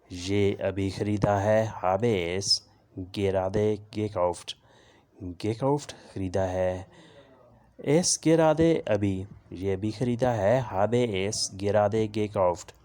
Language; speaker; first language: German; non-native, learner; Urdu